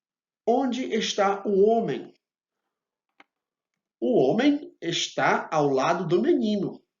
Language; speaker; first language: Portuguese; non-native, fluent; English